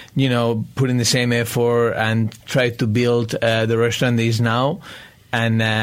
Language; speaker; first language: English; non-native, fluent; Spanish